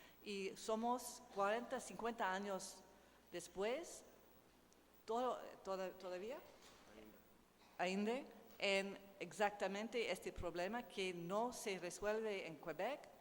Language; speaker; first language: Spanish; non-native, learner; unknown